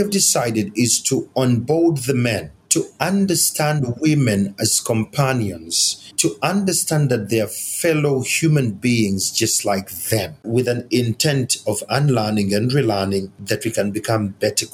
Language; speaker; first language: English; non-native, local second language; Ganda